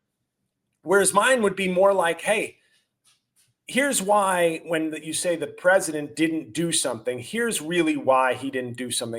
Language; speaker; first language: English; native; English